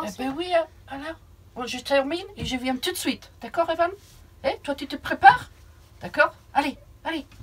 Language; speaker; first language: French; non-native, fluent; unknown